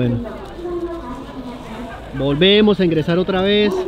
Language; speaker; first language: Spanish; native; Spanish